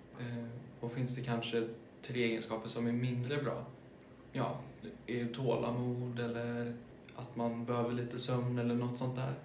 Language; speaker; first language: Swedish; early bilingual, other home language; German